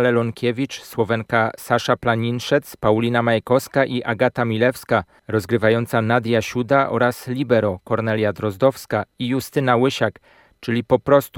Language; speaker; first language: Polish; native; Polish